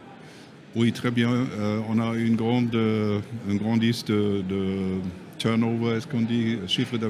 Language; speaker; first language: French; non-native, learner; German